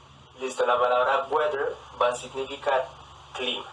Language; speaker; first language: Spanish; non-native, fluent; Portuguese